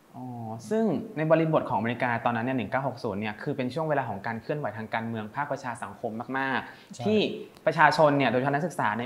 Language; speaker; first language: Thai; native; Thai